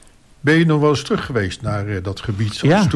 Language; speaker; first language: Dutch; native; Dutch